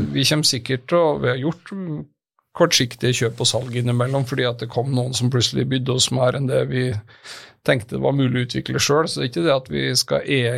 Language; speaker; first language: Norwegian; native; Norwegian